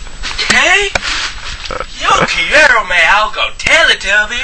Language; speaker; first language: Spanish; non-native, learner; English